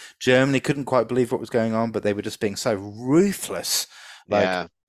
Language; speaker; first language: English; native; English